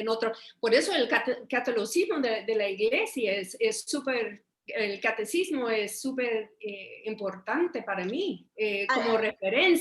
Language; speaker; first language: Spanish; early bilingual, heritage; Spanish